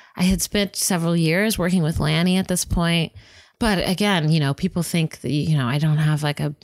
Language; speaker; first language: English; native; English